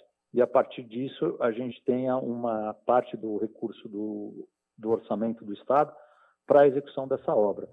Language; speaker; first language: Portuguese; native; Portuguese